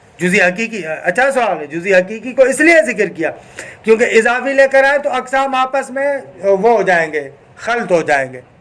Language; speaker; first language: Urdu; non-native, local second language; Sindhi